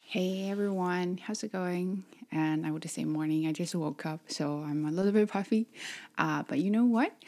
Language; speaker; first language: English; non-native, fluent; Chinese